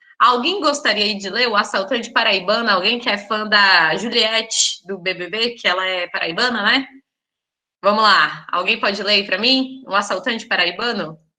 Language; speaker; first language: Portuguese; native; Portuguese